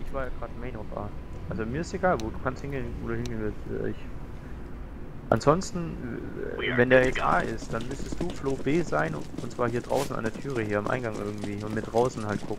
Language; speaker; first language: German; native; German